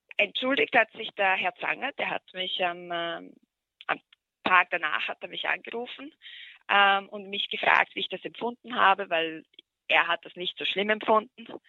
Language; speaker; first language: German; early bilingual, other home language; Bosnian